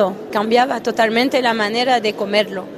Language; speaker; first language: Spanish; non-native, fluent; French